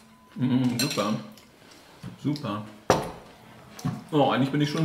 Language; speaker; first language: German; native; German